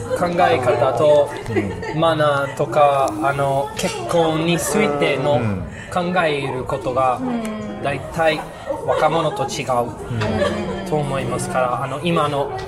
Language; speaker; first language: Japanese; non-native, learner; English